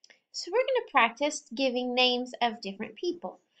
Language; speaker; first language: English; native; English